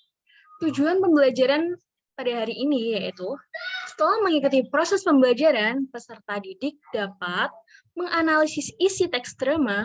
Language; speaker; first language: Indonesian; native; Indonesian